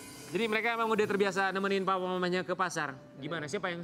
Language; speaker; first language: Indonesian; native; Indonesian